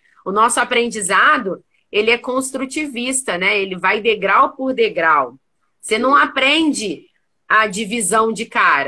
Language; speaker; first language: Portuguese; native; Portuguese